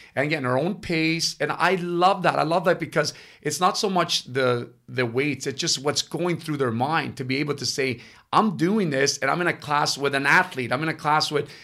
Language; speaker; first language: English; non-native, fluent; Italian